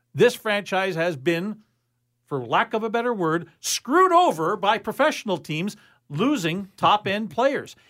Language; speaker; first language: English; native; English